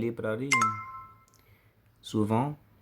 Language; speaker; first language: French; non-native, learner; English